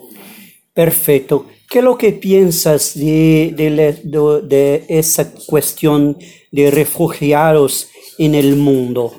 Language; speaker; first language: Spanish; non-native, fluent; Portuguese